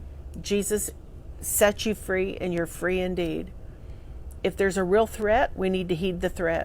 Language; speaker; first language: English; native; English